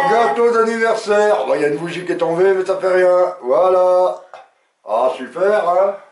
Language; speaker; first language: French; native; French